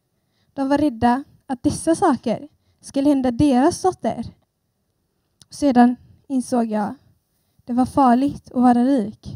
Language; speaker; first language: Swedish; early bilingual, other home language; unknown